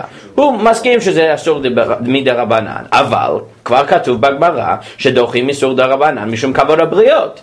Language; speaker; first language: Hebrew; non-native, fluent; English